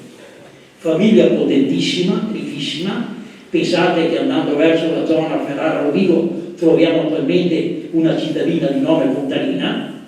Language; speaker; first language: Italian; native; Italian